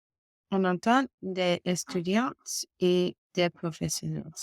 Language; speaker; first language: French; non-native, learner; English